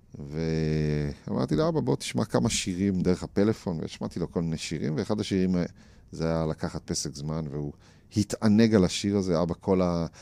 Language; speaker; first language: Hebrew; native; Hebrew